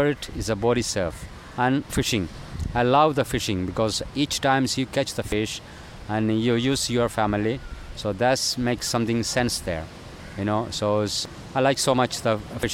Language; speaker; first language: English; non-native, local second language; Malayalam